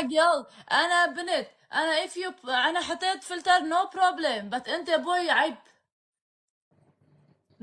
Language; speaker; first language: Arabic; non-native, learner; Kurdish